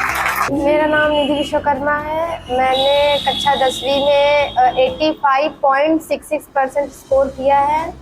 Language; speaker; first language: Hindi; native; Hindi